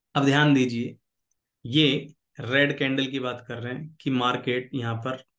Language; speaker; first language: Hindi; native; Hindi